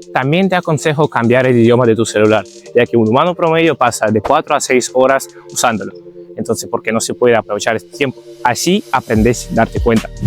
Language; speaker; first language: Spanish; non-native, fluent; Ukrainian